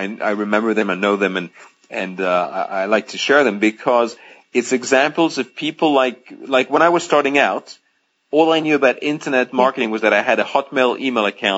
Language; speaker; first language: English; non-native, fluent; Greek